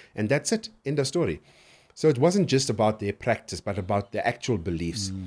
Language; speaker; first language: English; native; English